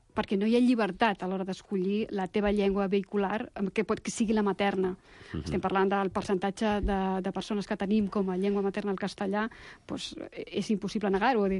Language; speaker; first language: Catalan; non-native, local second language; Spanish